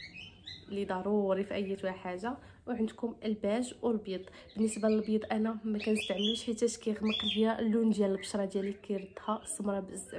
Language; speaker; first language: Arabic; native; Arabic